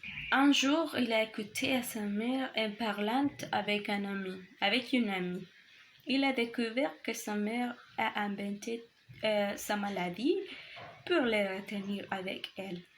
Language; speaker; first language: French; non-native, learner; Spanish